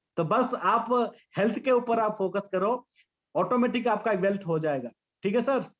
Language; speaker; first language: Hindi; non-native, local second language; Bangla